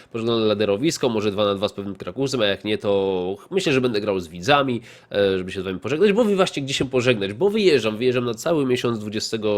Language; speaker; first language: Polish; native; Polish